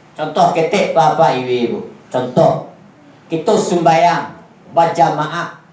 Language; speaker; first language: Malay; non-native, local second language; Minangkabau